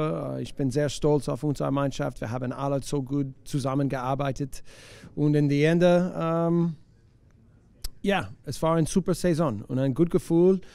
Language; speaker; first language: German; non-native, learner; English